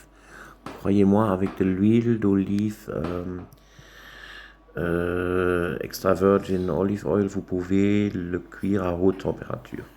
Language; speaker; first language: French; non-native, local second language; German